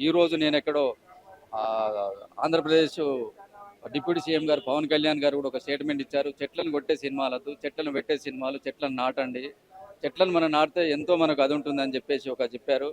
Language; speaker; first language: Telugu; native; Telugu